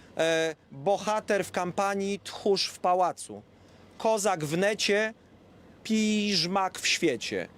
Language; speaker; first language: Polish; native; Polish